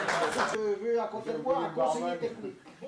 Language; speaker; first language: French; native; French